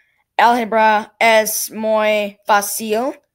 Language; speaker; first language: Spanish; non-native, learner; English